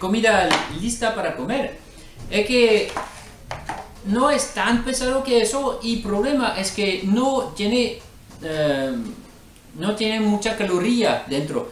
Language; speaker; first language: Spanish; non-native, learner; French